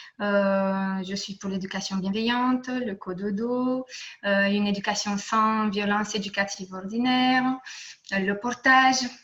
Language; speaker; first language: French; non-native, fluent; Romanian